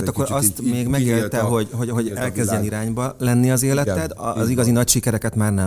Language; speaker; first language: Hungarian; native; Hungarian